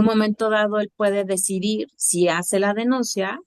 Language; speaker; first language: Spanish; native; Spanish